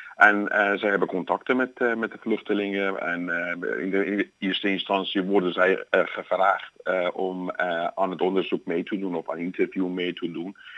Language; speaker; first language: Dutch; non-native, fluent; Persian